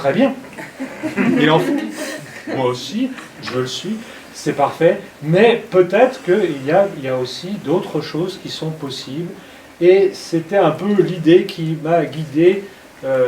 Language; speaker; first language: French; native; French